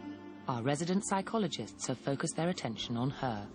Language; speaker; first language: English; native; English